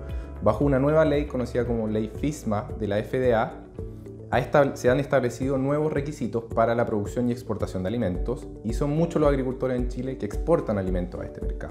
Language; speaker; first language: Spanish; native; Spanish